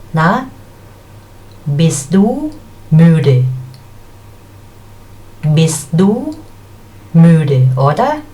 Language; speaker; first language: German; non-native, fluent; Thai